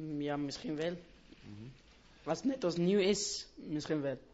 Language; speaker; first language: Dutch; non-native, learner; Persian